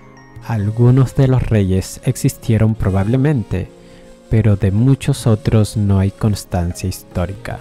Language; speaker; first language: Spanish; native; Spanish